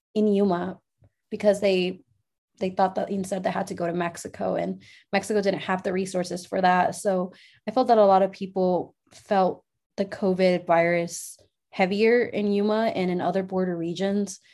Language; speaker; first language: English; early bilingual, other home language; Spanish